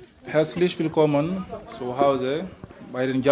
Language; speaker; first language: German; non-native, fluent; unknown